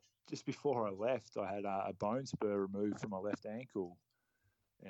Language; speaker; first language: English; native; English